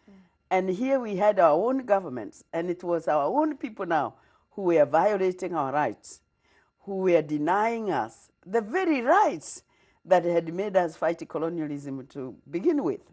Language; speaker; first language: English; non-native, local second language; Kikuyu